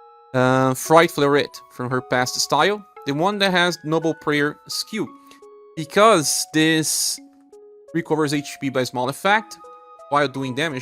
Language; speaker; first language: English; non-native, fluent; Portuguese